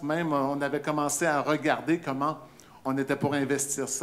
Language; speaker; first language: French; native; French